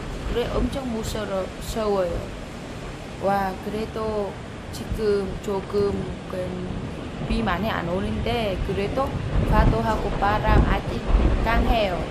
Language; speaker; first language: Korean; non-native, learner; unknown